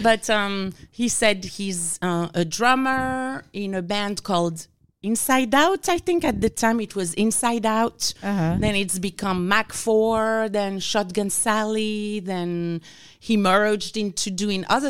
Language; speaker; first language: English; non-native, fluent; French